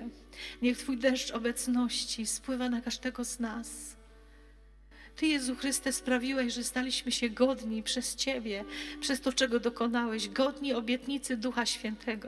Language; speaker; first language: Polish; native; Polish